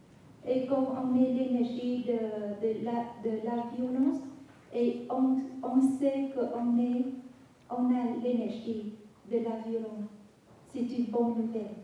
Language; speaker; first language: French; non-native, fluent; Vietnamese